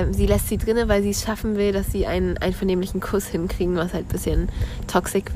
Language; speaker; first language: German; native; German